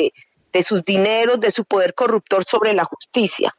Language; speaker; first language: Spanish; native; Spanish